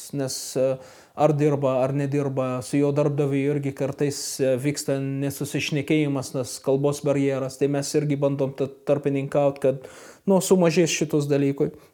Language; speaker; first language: Lithuanian; non-native, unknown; Arabic